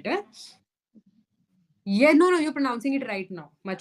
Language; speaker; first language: English; non-native, local second language; Hindi